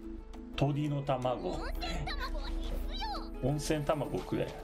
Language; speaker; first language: Japanese; native; Japanese